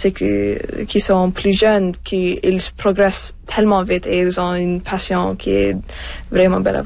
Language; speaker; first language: French; non-native, local second language; English